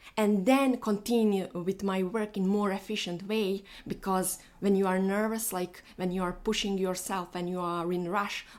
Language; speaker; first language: English; non-native, fluent; Bosnian